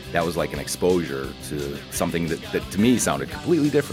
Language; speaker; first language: English; native; English